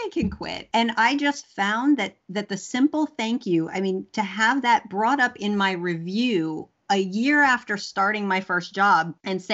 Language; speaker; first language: English; native; English